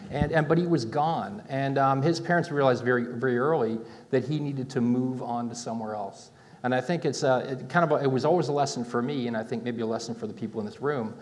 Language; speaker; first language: English; native; English